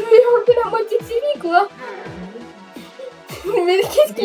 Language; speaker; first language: French; native; French